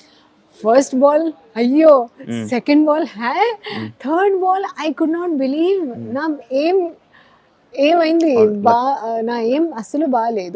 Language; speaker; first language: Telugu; non-native, learner; Hindi